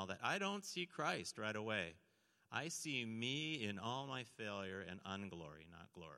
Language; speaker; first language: English; native; English